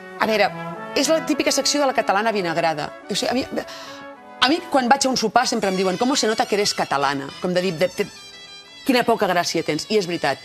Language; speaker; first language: Catalan; native; Catalan